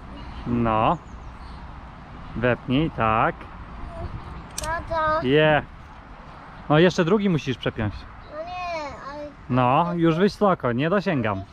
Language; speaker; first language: Polish; native; Polish